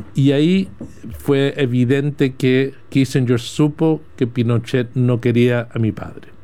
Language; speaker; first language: Spanish; early bilingual, heritage; Spanish